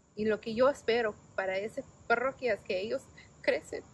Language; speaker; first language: Spanish; non-native, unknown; English